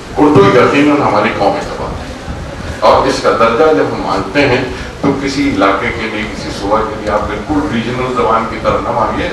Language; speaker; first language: Urdu; native; Urdu